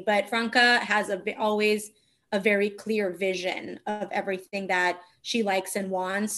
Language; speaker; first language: English; non-native, fluent; Italian